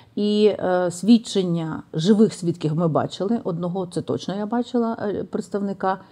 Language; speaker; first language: Ukrainian; native; Ukrainian